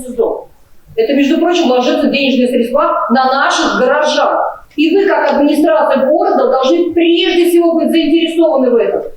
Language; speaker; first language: Russian; native; Russian